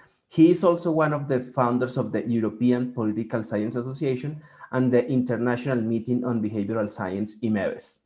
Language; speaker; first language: English; non-native, fluent; Spanish